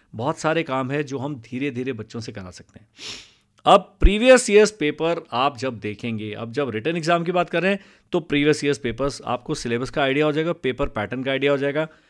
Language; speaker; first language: Hindi; non-native, local second language; Punjabi